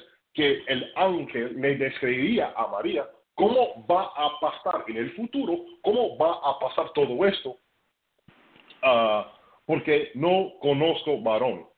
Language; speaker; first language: Spanish; non-native, fluent; English